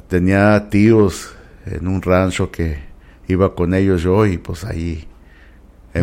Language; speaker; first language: Spanish; early bilingual, heritage; Spanish